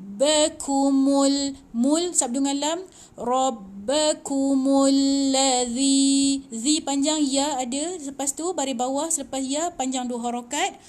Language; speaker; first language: Malay; native; Malay